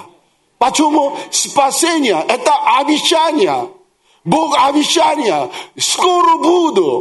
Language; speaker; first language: Russian; non-native, learner; Korean